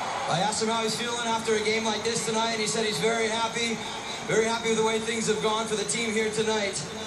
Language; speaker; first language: English; native; English